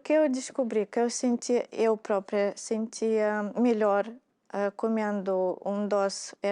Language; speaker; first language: Portuguese; non-native, fluent; Russian